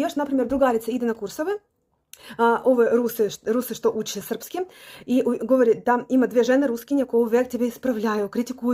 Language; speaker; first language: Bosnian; non-native, learner; Russian